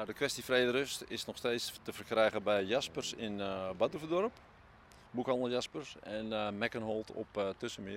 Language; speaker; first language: Dutch; native; Dutch